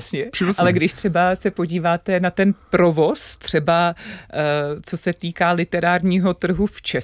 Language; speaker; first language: Czech; native; Czech